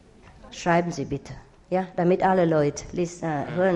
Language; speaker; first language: German; non-native, learner; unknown